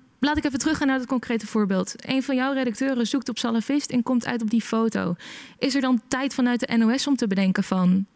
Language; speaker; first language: Dutch; early bilingual, other home language; Arabic